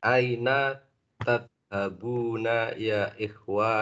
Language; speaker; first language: Arabic; non-native, learner; Indonesian